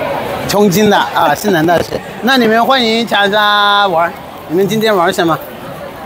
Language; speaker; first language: Chinese; non-native, fluent; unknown